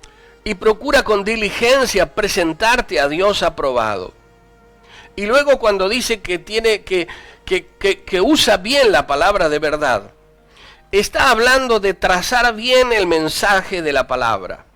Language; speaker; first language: Spanish; native; Spanish